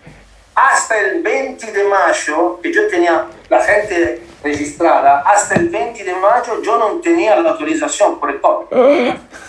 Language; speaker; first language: Spanish; non-native, learner; Italian